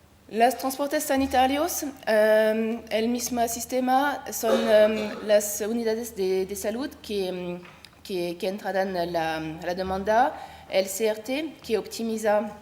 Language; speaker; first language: Spanish; non-native, learner; French